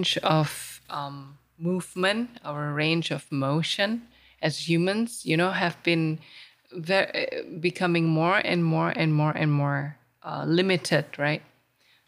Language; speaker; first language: English; non-native, local second language; Malay